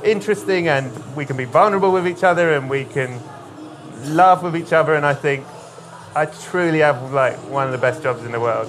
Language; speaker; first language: English; native; English